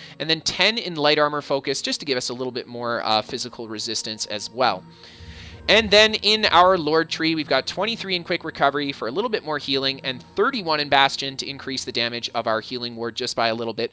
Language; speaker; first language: English; native; English